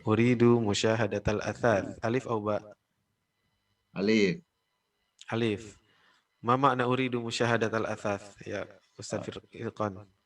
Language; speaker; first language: Arabic; non-native, fluent; Indonesian